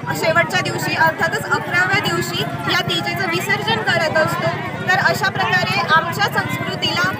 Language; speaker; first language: Marathi; non-native, local second language; Lambadi